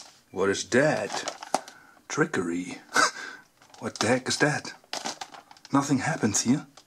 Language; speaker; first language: English; non-native, fluent; German